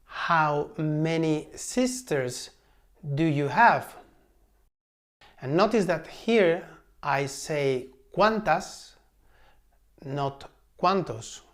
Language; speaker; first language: English; non-native, fluent; Spanish